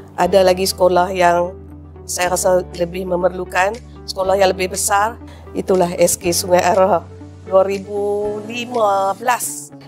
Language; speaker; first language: Malay; native; Malay